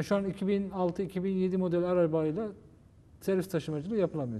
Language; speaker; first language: Turkish; native; Turkish